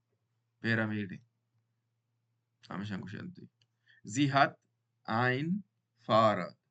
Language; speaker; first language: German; non-native, learner; Baluchi